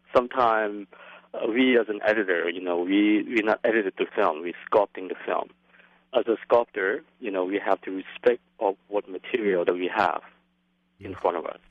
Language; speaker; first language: English; non-native, fluent; Lao